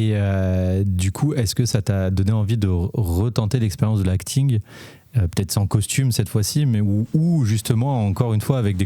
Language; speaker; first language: French; native; French